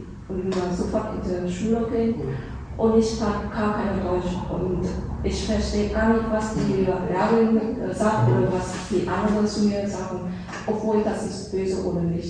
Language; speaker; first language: German; non-native, learner; Vietnamese